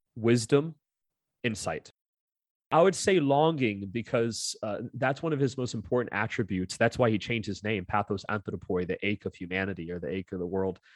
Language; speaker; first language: English; native; English